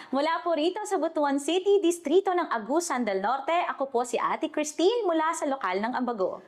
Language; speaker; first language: Filipino; non-native, local second language; Cebuano